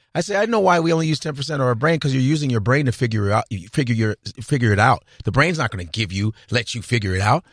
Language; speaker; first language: English; native; English